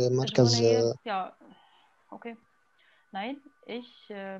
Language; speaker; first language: German; non-native, learner; Arabic